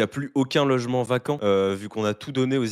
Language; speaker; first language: French; native; French